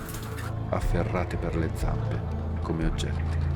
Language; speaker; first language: Italian; native; Italian